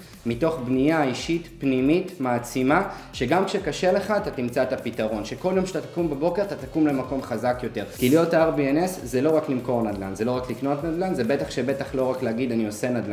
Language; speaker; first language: Hebrew; native; Hebrew